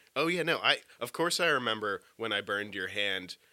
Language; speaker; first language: English; native; English